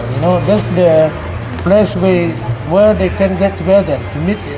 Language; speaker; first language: English; non-native, learner; Indonesian